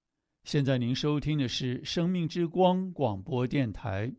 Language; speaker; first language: Chinese; native; Chinese